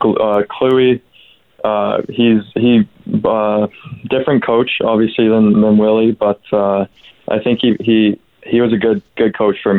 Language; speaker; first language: English; native; English